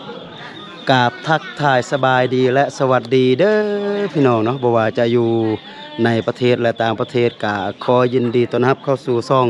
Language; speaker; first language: Thai; non-native, local second language; Lao